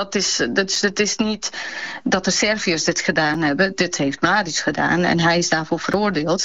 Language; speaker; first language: Dutch; early bilingual, other home language; Bosnian